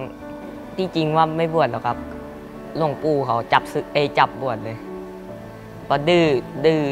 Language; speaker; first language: Thai; native; Thai